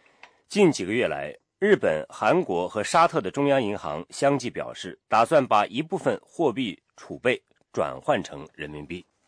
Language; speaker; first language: Chinese; native; Chinese